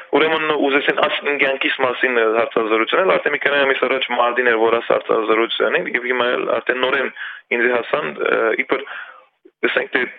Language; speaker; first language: Armenian; early bilingual, heritage; Armenian